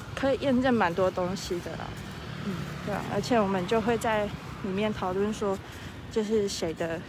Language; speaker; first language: Chinese; native; Chinese